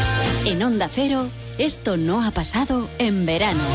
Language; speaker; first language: Spanish; native; Spanish